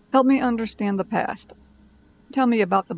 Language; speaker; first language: English; native; English